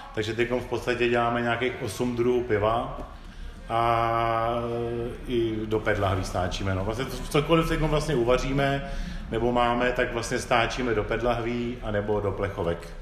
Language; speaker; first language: Czech; early bilingual, other home language; Greek